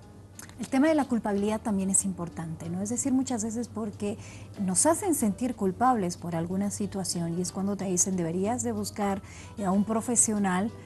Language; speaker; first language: Spanish; native; Spanish